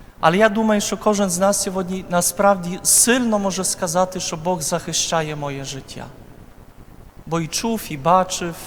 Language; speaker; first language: Ukrainian; non-native, fluent; Polish